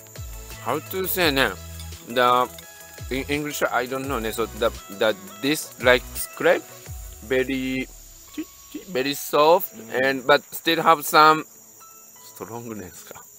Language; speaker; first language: English; non-native, learner; Japanese